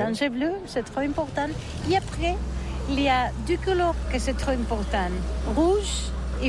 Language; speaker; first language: French; non-native, learner; Catalan